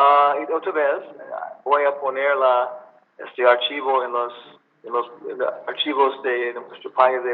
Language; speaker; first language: Spanish; non-native, learner; English